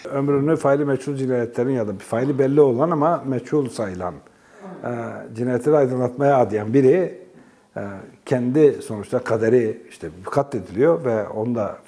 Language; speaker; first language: Turkish; non-native, local second language; Kurdish